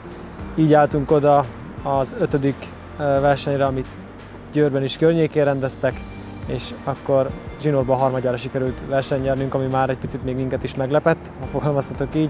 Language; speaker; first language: Hungarian; native; Hungarian